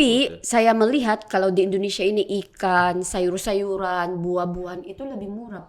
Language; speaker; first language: Indonesian; non-native, learner; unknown